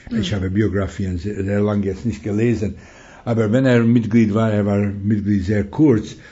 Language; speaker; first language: German; non-native, fluent; Hungarian